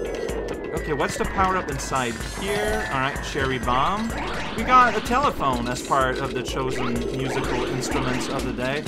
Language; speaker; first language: English; native; English